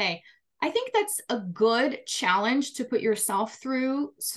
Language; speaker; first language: English; non-native, fluent; Portuguese